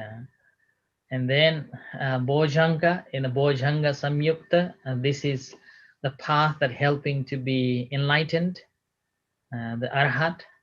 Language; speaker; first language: English; non-native, fluent; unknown